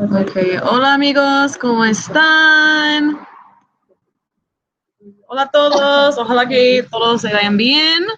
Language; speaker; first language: Spanish; non-native, fluent; English